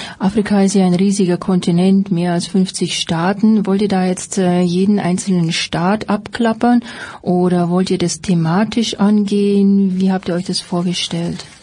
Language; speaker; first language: German; native; German